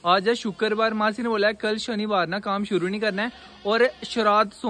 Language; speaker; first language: Hindi; native; Hindi